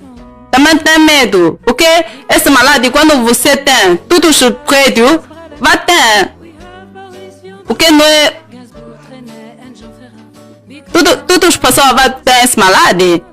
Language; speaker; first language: Portuguese; non-native, learner; Chinese